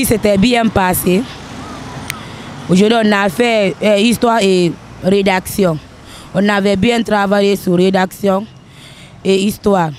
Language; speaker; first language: French; non-native, learner; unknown